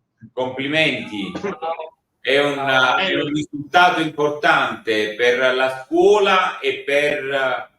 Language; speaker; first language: Italian; native; Italian